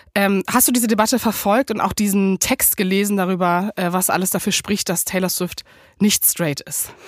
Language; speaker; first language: German; native; German